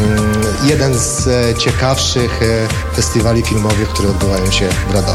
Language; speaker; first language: Polish; native; Polish